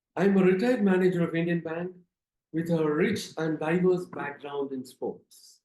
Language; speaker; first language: English; non-native, local second language; Tamil